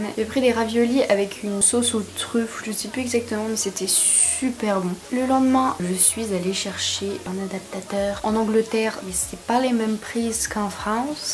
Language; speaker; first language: French; native; French